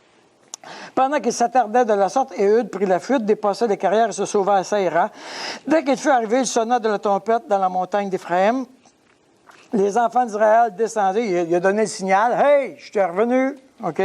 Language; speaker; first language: French; native; French